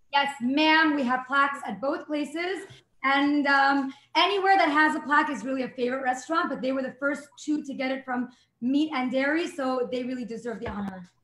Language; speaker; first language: English; native; English